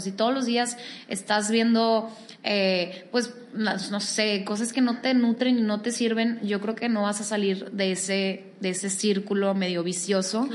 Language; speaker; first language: Spanish; native; Spanish